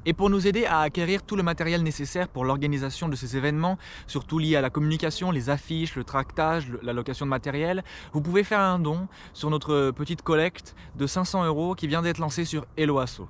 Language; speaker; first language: French; native; French